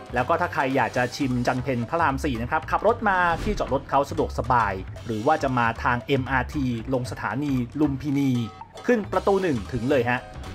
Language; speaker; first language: Thai; native; Thai